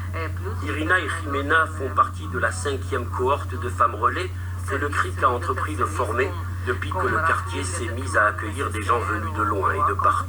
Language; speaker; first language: French; native; French